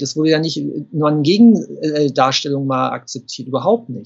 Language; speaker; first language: German; native; German